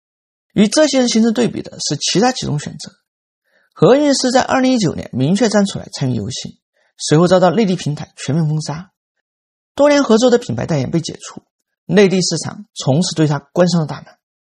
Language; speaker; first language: Chinese; native; Chinese